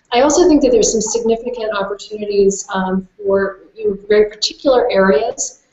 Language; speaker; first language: English; native; English